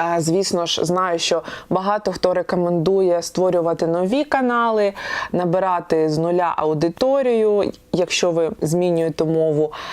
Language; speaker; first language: Ukrainian; non-native, local second language; Russian